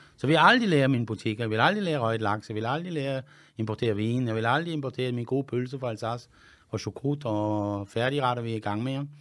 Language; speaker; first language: Danish; non-native, fluent; French